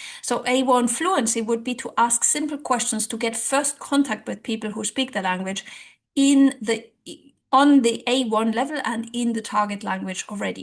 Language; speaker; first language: English; non-native, fluent; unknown